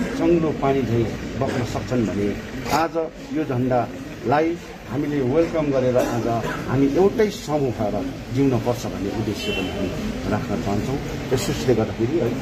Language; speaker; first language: Nepali; native; Nepali